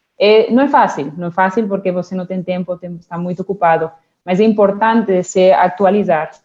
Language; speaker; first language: Portuguese; non-native, fluent; Spanish